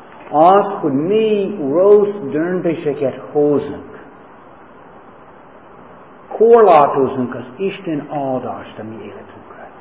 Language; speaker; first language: Hungarian; non-native, fluent; English